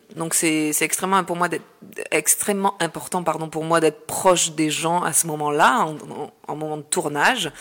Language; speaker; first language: French; native; French